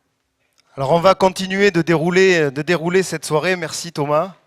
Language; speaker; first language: French; native; French